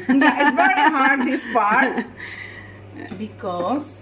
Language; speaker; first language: English; non-native, learner; Spanish